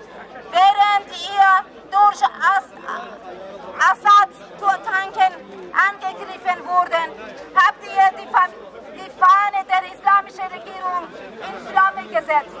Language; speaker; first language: German; non-native, learner; Persian